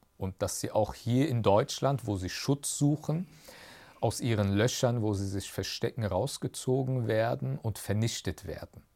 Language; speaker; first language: German; early bilingual, other home language; Turkish